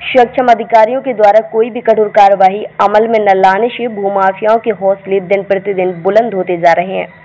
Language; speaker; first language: Hindi; native; Hindi